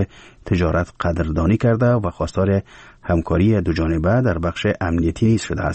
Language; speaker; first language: Persian; native; Persian